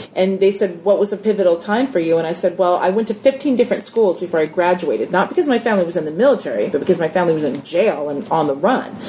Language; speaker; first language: English; native; English